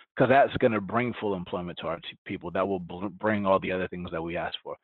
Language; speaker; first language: English; early bilingual, other home language; Spanish